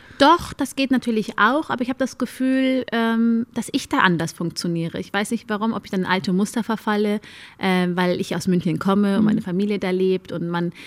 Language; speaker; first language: German; early bilingual, other home language; Amharic